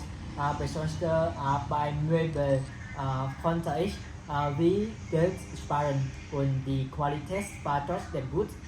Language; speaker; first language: German; non-native, learner; Vietnamese